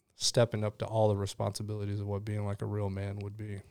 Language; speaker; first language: English; native; English